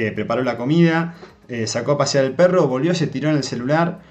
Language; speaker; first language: Spanish; native; Spanish